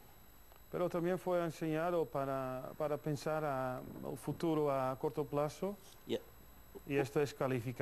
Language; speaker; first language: Spanish; non-native, fluent; Dutch